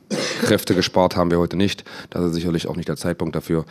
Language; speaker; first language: German; native; German